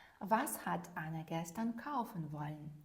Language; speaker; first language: German; non-native, fluent; Ukrainian